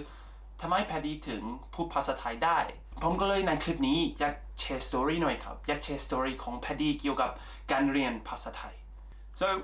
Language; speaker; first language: Thai; non-native, fluent; English